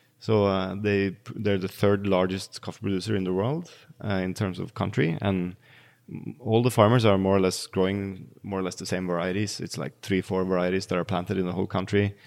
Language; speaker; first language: English; non-native, fluent; Norwegian